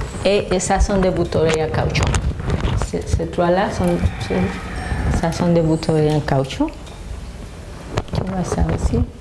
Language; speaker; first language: French; non-native, fluent; Spanish